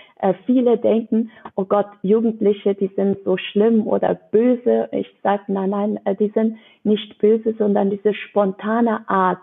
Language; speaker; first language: German; non-native, fluent; Persian